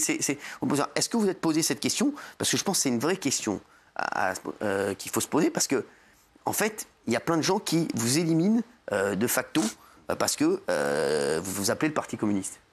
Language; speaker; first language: French; native; French